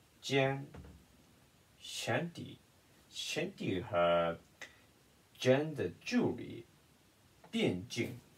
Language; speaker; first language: Chinese; non-native, learner; Japanese